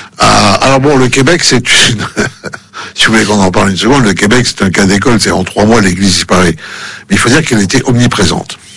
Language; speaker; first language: French; native; French